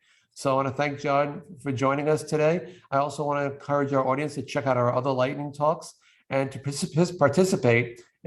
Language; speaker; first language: English; native; English